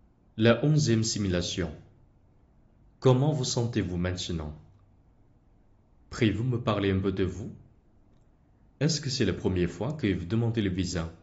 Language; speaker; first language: French; non-native, fluent; Chinese